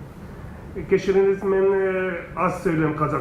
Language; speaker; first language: Kazakh; non-native, learner; Hungarian